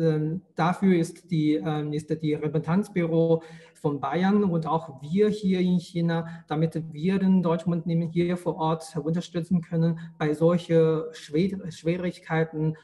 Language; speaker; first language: German; non-native, fluent; Chinese